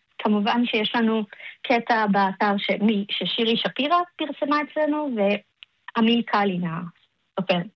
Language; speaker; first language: Hebrew; early bilingual, other home language; Russian